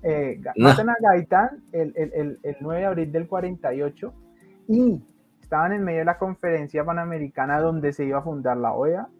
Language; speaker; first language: Spanish; native; Spanish